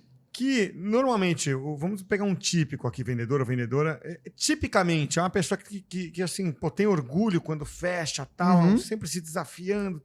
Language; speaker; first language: Portuguese; native; Portuguese